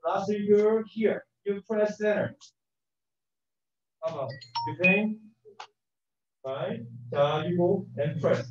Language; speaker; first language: English; non-native, learner; Korean